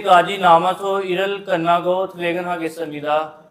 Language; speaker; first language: Korean; non-native, learner; Urdu